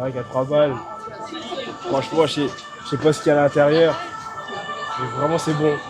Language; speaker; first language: French; native; French